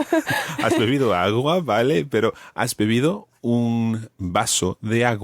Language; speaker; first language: Spanish; non-native, fluent; English